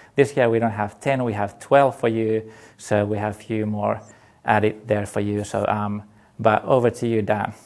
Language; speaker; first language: English; non-native, fluent; Finnish